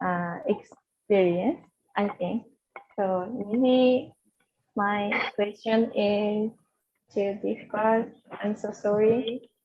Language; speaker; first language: English; non-native, learner; Japanese